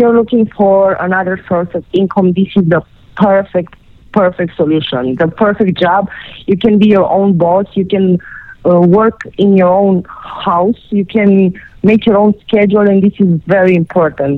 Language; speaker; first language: English; non-native, fluent; Romanian